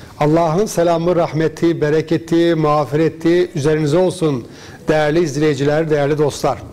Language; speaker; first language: Turkish; native; Turkish